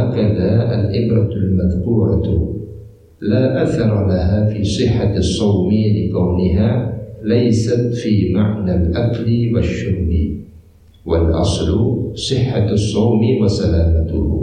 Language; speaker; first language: Arabic; non-native, fluent; Indonesian